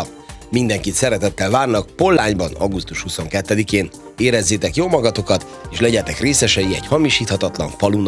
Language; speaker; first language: Hungarian; native; Hungarian